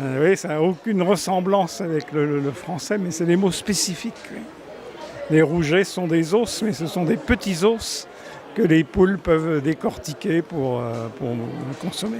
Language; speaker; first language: French; native; French